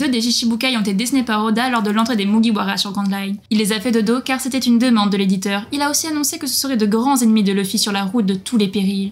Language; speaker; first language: French; native; French